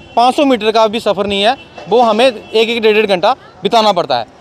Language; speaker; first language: Hindi; native; Hindi